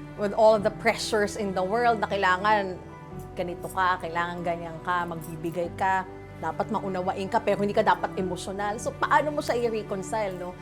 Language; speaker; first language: Filipino; native; Filipino